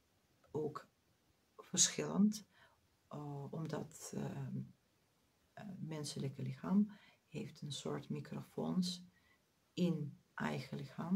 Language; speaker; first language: Dutch; non-native, fluent; Russian